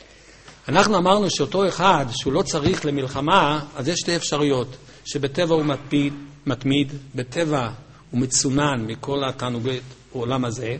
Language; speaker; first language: Hebrew; native; Hebrew